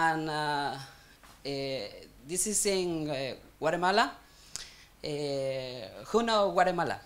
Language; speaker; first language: English; non-native, learner; Spanish